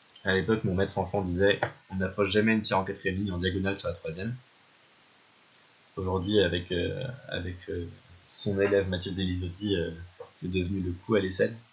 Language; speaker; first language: French; native; French